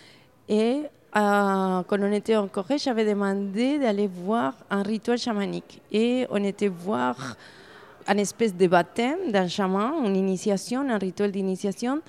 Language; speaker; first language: French; non-native, fluent; Spanish